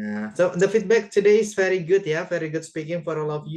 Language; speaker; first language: English; non-native, local second language; Indonesian